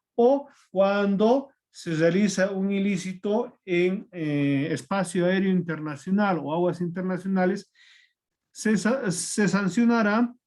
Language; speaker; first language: Spanish; native; Spanish